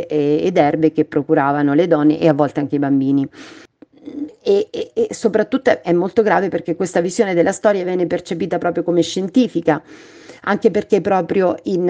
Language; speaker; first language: Italian; native; Italian